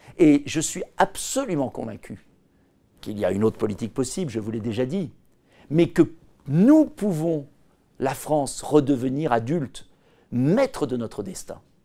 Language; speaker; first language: French; native; French